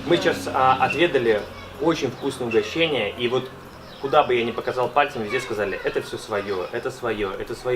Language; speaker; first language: Russian; native; Russian